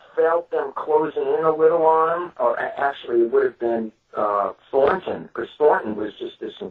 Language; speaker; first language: English; native; English